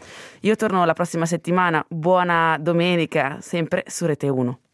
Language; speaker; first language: Italian; native; Italian